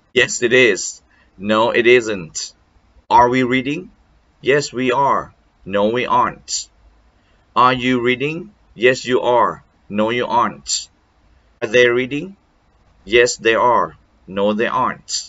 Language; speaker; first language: English; non-native, fluent; Thai